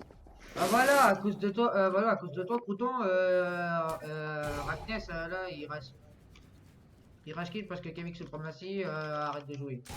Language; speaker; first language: French; native; French